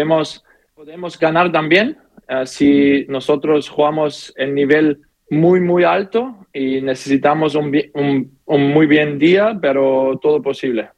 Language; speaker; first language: Spanish; non-native, learner; German